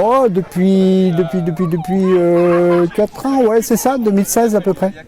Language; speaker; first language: French; native; French